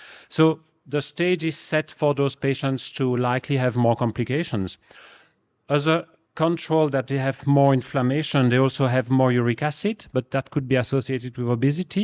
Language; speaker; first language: English; non-native, fluent; French